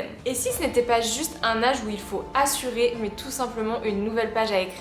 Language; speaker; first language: French; native; French